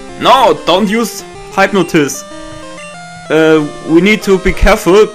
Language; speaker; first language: English; non-native, learner; German